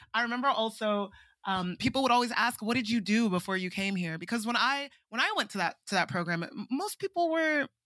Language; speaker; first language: English; non-native, local second language; Igbo